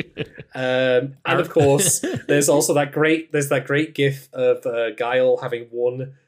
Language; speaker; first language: English; native; English